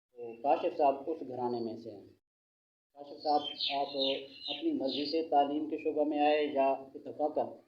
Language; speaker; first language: Urdu; non-native, local second language; Punjabi